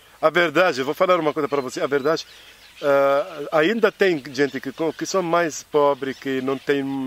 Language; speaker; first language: Portuguese; non-native, fluent; Arabic